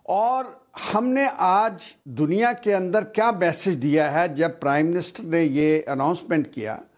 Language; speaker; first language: Hindi; non-native, local second language; Punjabi